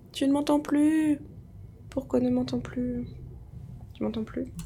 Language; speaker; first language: French; native; French